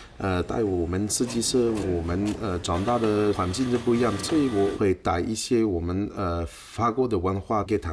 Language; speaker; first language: Chinese; non-native, fluent; French